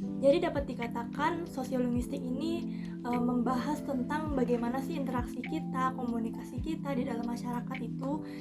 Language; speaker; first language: Indonesian; native; Indonesian